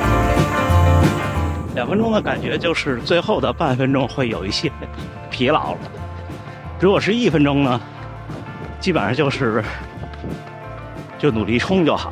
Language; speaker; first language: Chinese; native; Chinese